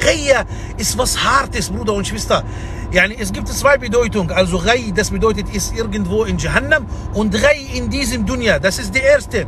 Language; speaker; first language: German; non-native, fluent; Arabic